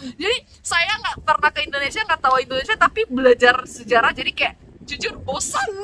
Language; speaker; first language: Indonesian; non-native, fluent; Korean